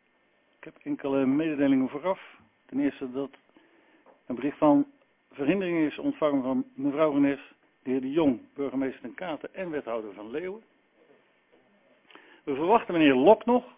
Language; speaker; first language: Dutch; native; Dutch